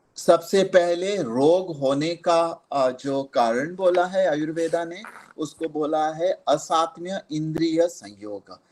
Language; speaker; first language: Hindi; non-native, local second language; Marathi